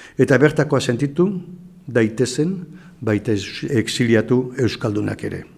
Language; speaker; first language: Basque; native; Basque